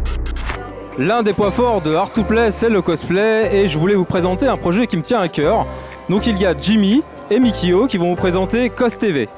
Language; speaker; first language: French; native; French